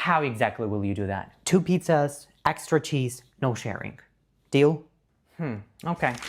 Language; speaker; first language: English; non-native, fluent; Ukrainian